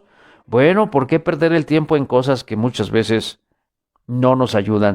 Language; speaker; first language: Spanish; native; Spanish